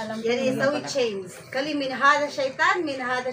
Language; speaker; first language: Arabic; non-native, learner; Filipino